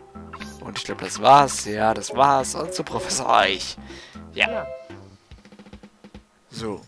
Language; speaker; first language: German; native; German